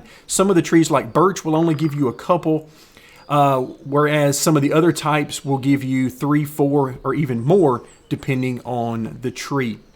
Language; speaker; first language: English; native; English